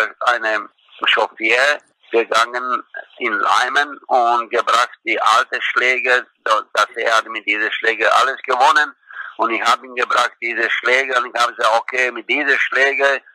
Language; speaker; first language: German; non-native, fluent; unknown